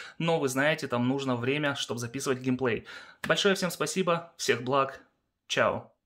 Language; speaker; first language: Russian; early bilingual, heritage; Russian